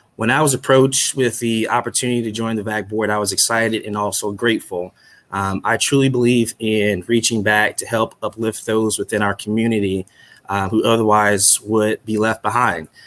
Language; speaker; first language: English; native; English